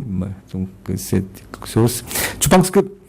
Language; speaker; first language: French; non-native, fluent; Korean